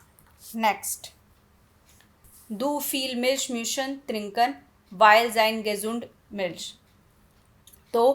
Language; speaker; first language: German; non-native, fluent; Hindi